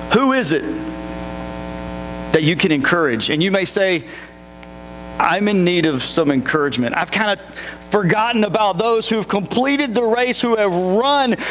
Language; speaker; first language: English; native; English